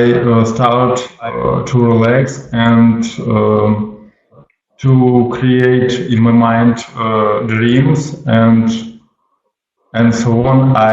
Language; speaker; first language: English; non-native, learner; Russian